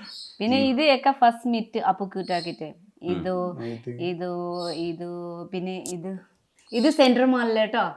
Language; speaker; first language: Malayalam; non-native, fluent; Nepali